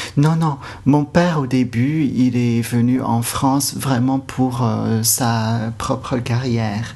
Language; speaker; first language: French; non-native, fluent; Cantonese